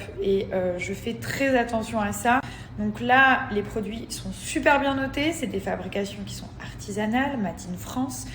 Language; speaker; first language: French; native; French